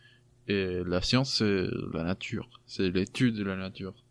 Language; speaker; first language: French; non-native, fluent; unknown